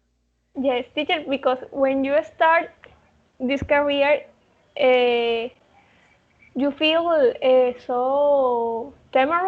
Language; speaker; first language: English; non-native, learner; Spanish